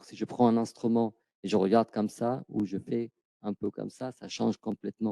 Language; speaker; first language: French; non-native, fluent; Arabic